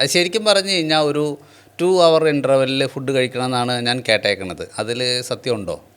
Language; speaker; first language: Malayalam; native; Malayalam